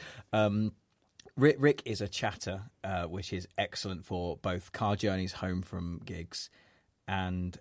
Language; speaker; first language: English; native; English